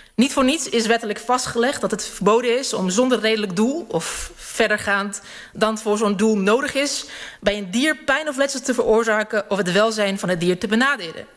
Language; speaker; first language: Dutch; early bilingual, other home language; Serbian